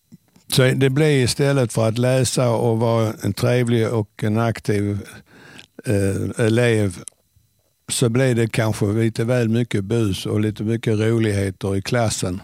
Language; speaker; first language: Swedish; native; Swedish